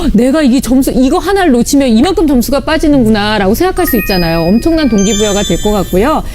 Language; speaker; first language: Korean; native; Korean